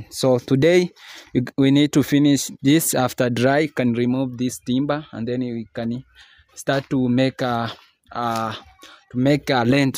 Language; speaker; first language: English; non-native, learner; Swahili